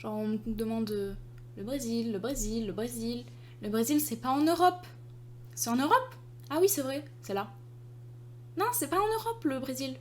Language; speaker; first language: French; native; French